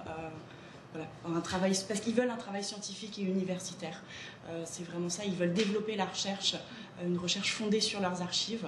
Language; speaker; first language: French; native; French